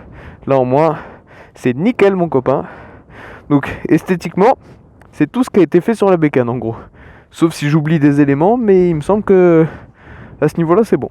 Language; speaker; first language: French; native; French